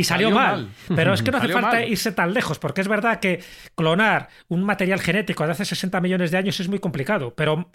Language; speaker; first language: Spanish; native; Spanish